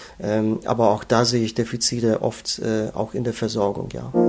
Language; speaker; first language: German; native; German